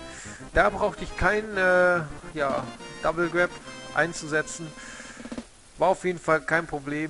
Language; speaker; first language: German; native; German